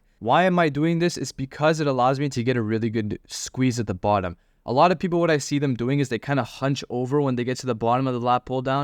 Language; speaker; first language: English; native; English